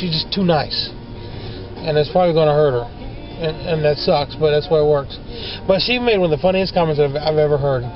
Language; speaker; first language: English; native; English